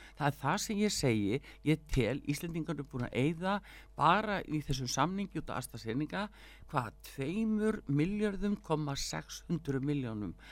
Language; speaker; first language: Icelandic; early bilingual, heritage; Icelandic